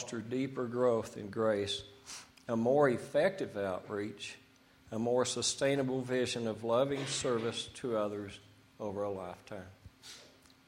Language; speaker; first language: English; native; English